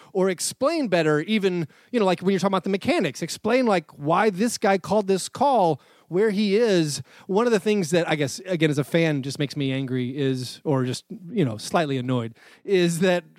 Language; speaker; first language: English; native; English